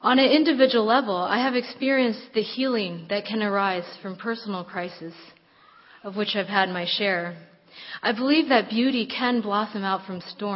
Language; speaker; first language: English; native; English